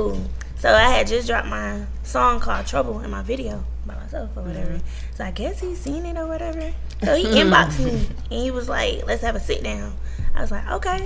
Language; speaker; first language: English; native; English